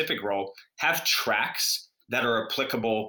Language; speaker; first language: English; native; English